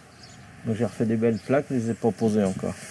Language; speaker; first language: French; native; French